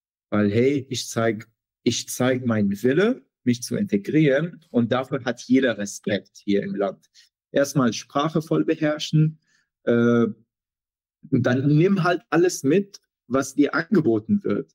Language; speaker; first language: German; non-native, fluent; Arabic